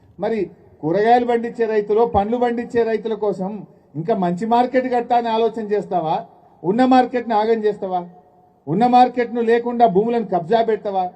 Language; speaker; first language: Telugu; native; Telugu